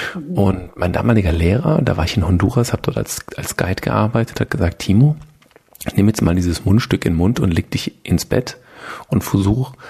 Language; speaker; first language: German; native; German